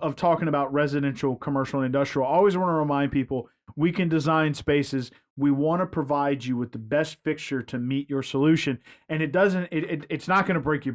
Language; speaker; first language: English; native; English